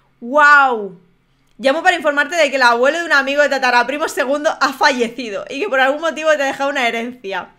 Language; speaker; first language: Spanish; native; Spanish